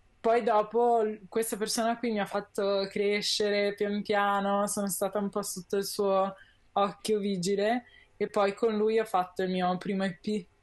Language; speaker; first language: Italian; native; Italian